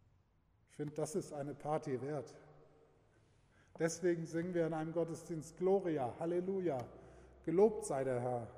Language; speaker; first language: German; native; German